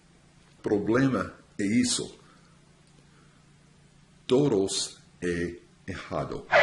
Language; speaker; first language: Portuguese; non-native, learner; English